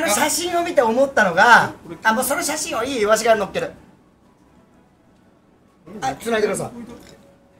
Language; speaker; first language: Japanese; native; Japanese